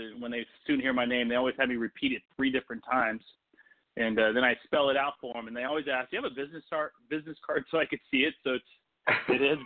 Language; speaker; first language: English; non-native, fluent; Portuguese